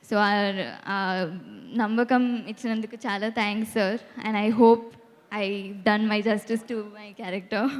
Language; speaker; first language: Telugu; non-native, local second language; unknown